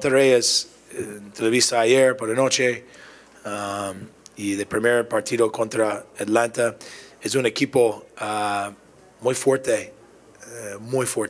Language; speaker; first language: Spanish; non-native, learner; English